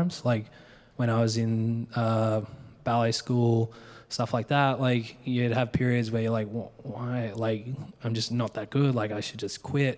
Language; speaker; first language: English; native; English